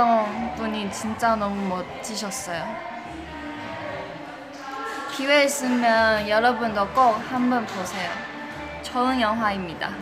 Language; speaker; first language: Korean; non-native, fluent; Chinese